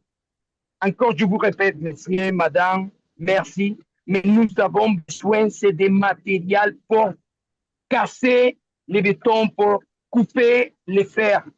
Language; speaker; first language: French; non-native, learner; Spanish